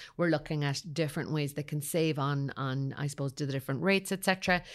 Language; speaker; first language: English; native; English